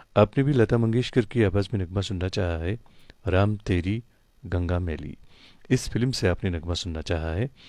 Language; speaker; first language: Hindi; non-native, local second language; Kashmiri